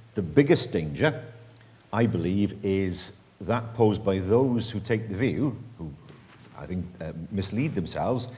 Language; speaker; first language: English; native; English